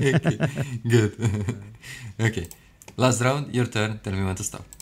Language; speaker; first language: English; non-native, fluent; Romanian